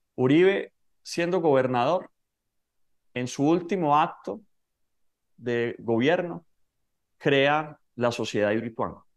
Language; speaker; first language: Spanish; native; Spanish